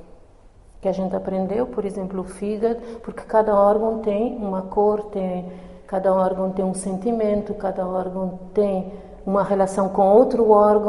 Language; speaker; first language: Portuguese; non-native, local second language; Kabuverdianu